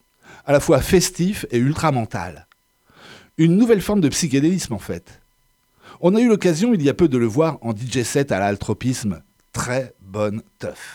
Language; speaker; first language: French; native; French